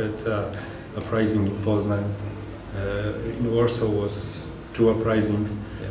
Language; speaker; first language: English; non-native, learner; Polish